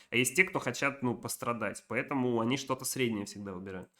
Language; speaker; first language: Russian; native; Russian